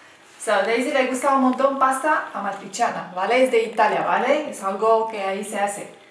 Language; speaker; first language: Spanish; non-native, fluent; Italian